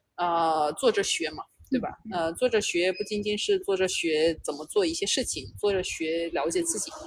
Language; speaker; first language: Chinese; non-native, fluent; Romanian